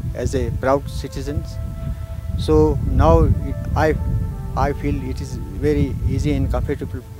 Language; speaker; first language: English; non-native, local second language; Ladakhi